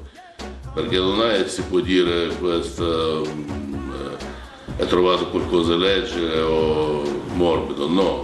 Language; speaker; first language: Italian; non-native, learner; Ukrainian